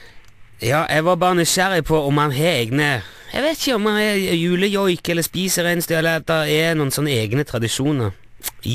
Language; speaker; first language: Norwegian; native; Norwegian